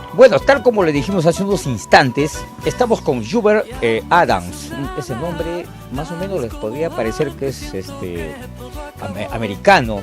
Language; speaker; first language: Spanish; native; Spanish